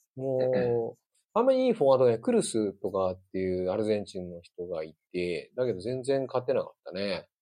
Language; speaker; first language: Japanese; native; Japanese